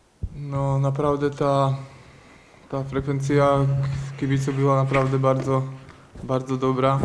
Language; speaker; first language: Polish; non-native, learner; Slovak